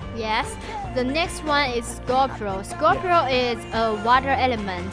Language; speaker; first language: English; non-native, learner; Chinese